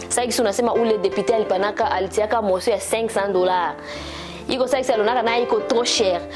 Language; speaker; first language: Swahili; native; Swahili